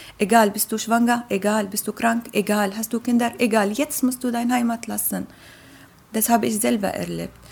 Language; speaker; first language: German; non-native, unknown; Arabic